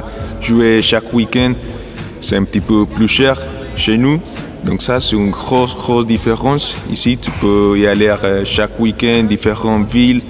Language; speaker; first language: French; non-native, fluent; Spanish